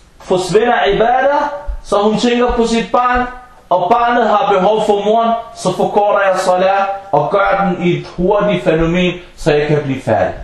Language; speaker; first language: Danish; non-native, fluent; Arabic